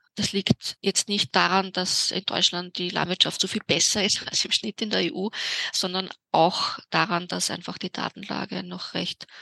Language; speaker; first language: German; native; German